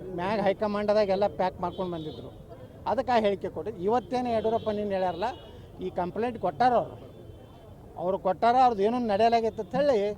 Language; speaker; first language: Kannada; native; Kannada